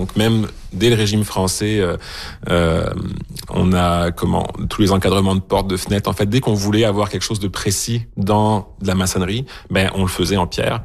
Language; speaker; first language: French; native; French